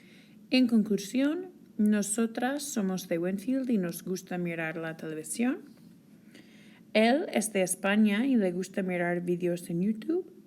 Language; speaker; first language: Spanish; non-native, fluent; English